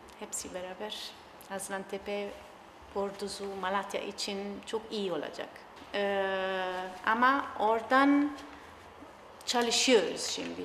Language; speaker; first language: Turkish; non-native, learner; Italian